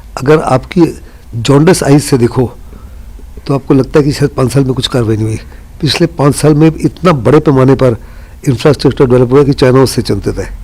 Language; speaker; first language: Hindi; native; Hindi